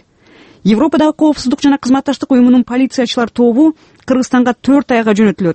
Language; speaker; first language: Kyrgyz; native; Kyrgyz